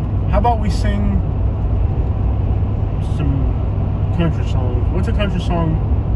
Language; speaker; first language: English; early bilingual, other home language; Spanish